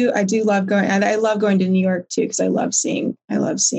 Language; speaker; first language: English; native; English